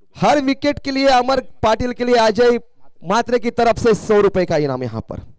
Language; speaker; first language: Hindi; non-native, local second language; Marathi